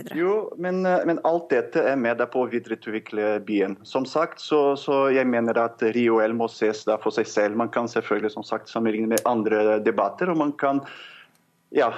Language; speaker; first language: Norwegian; non-native, fluent; Portuguese